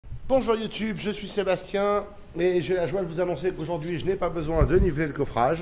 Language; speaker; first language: French; native; French